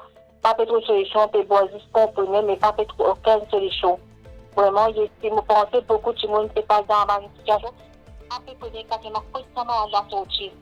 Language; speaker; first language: French; non-native, local second language; Morisyen